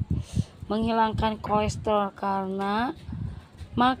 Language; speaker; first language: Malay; non-native, local second language; Sundanese